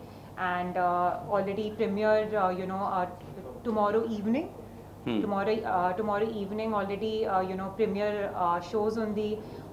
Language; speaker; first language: Telugu; non-native, learner; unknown